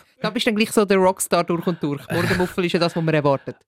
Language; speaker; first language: German; native; German